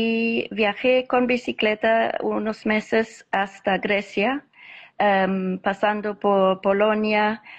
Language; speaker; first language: Spanish; non-native, fluent; English